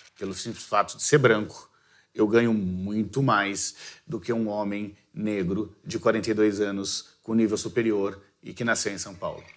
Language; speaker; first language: Portuguese; native; Portuguese